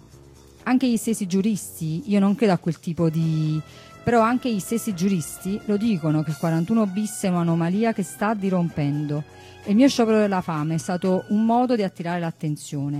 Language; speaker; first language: Italian; native; Italian